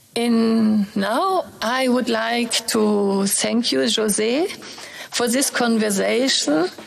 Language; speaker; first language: English; non-native, fluent; German